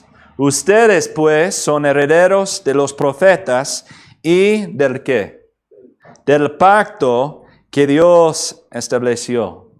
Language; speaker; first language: Spanish; non-native, fluent; English